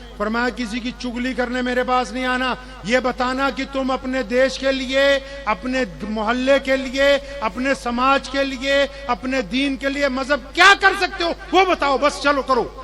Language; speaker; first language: Urdu; non-native, local second language; Punjabi